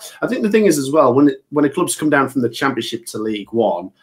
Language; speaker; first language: English; native; English